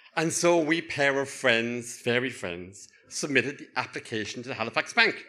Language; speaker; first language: English; native; English